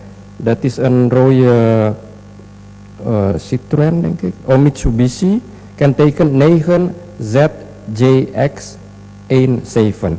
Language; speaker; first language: Dutch; non-native, learner; Indonesian